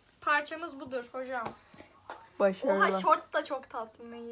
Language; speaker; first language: Turkish; native; Turkish